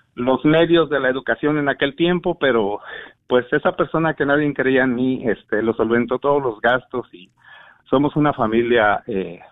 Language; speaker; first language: Spanish; native; Spanish